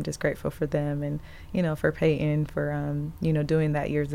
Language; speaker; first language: English; native; English